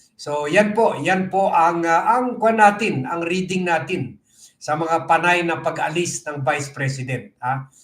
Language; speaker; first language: Filipino; native; Filipino